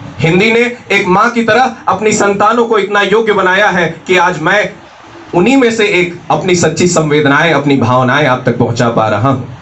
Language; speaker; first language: Hindi; native; Hindi